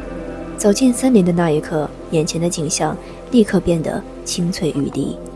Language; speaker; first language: Chinese; native; Chinese